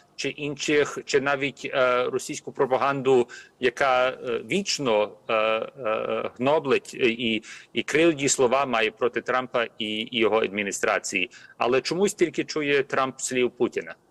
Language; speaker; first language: Ukrainian; early bilingual, heritage; Ukrainian